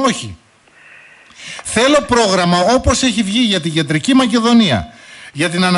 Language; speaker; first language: Greek; native; Greek